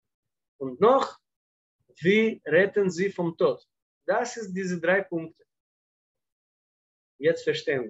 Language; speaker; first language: German; non-native, fluent; Russian